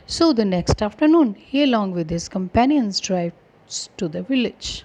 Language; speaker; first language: English; non-native, local second language; Punjabi